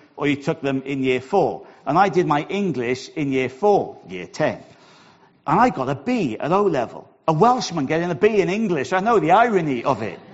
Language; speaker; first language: English; native; English